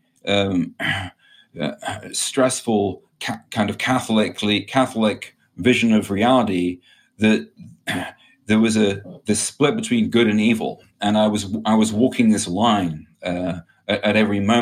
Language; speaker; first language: English; native; English